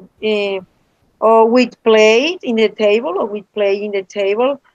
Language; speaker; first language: English; non-native, learner; Spanish